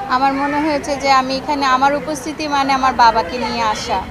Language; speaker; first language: Bangla; native; Bangla